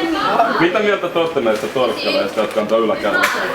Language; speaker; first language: Finnish; native; Finnish